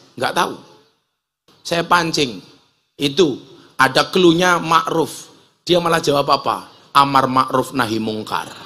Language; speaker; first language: Indonesian; native; Indonesian